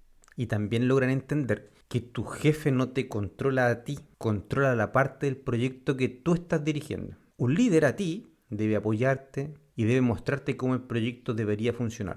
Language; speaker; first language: Spanish; native; Spanish